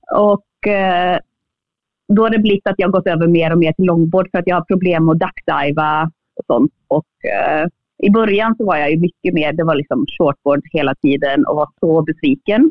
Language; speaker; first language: Swedish; native; Swedish